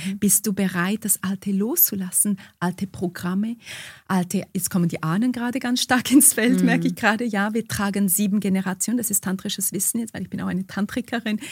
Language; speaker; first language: German; early bilingual, other home language; Romanian